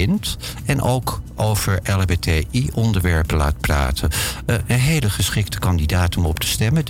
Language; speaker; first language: Dutch; native; Dutch